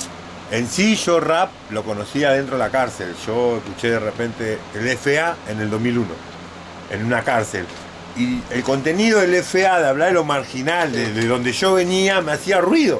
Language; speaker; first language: Spanish; native; Spanish